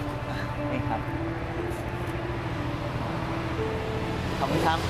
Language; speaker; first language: Thai; native; Thai